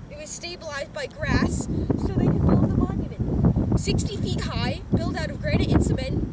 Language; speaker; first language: English; native; English